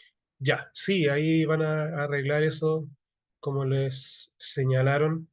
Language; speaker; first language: Spanish; native; Spanish